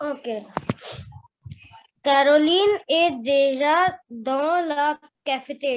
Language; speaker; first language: French; non-native, learner; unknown